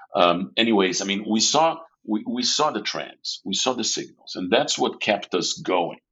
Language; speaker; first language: English; non-native, fluent; Portuguese